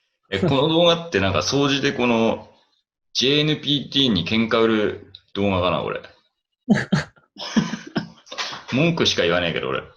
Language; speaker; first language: Japanese; native; Japanese